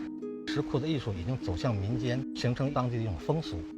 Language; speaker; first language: Chinese; native; Chinese